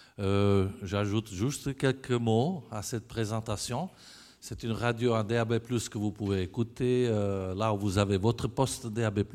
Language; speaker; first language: French; non-native, fluent; Italian